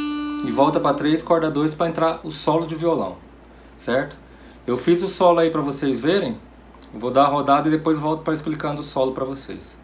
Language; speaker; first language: Portuguese; native; Portuguese